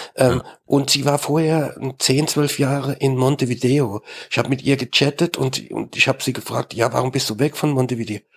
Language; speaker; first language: German; native; German